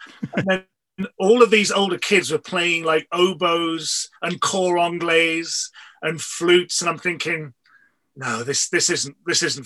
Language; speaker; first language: English; native; English